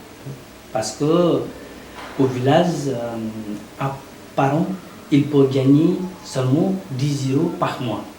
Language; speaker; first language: French; non-native, learner; Nepali